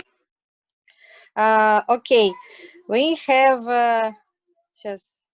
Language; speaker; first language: English; non-native, learner; Russian